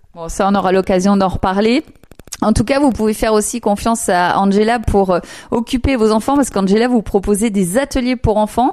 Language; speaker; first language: French; native; French